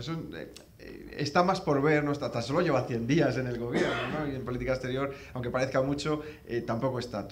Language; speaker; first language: Spanish; native; Spanish